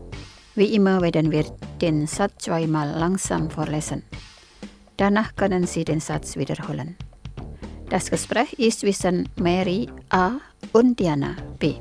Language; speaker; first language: German; non-native, fluent; Indonesian